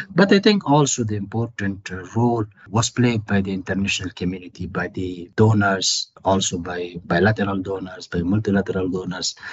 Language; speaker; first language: English; non-native, fluent; Persian